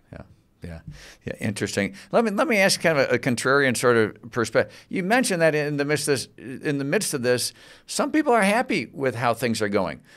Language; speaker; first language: English; native; English